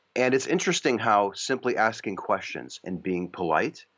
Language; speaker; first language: English; native; English